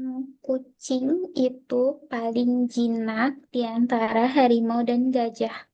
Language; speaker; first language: Indonesian; non-native, learner; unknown